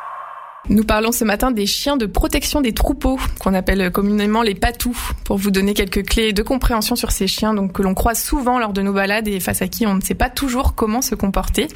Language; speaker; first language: French; native; French